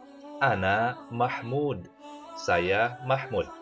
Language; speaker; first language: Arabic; non-native, fluent; Indonesian